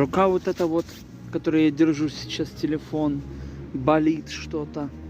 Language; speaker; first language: Russian; native; Russian